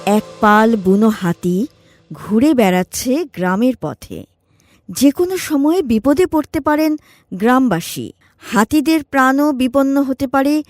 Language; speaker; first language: Bangla; native; Bangla